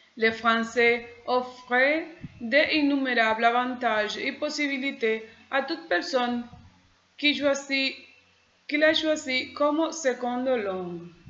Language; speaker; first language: French; non-native, learner; Spanish